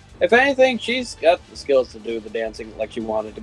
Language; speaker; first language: English; native; English